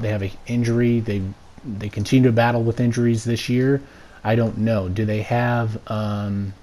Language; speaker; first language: English; native; English